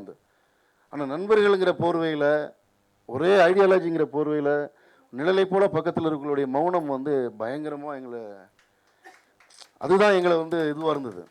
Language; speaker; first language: Tamil; native; Tamil